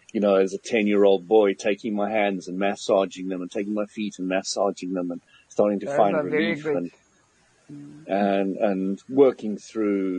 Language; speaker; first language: English; native; English